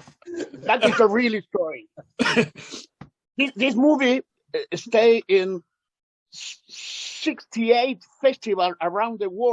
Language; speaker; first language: English; non-native, learner; Spanish